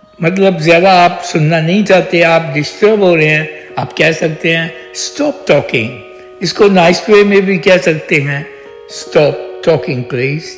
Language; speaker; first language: Urdu; native; Urdu